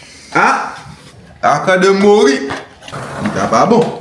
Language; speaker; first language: French; native; French